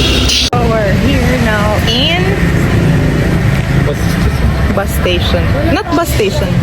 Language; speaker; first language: English; non-native, local second language; Filipino